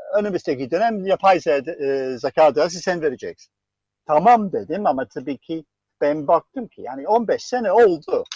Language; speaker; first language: Turkish; non-native, fluent; English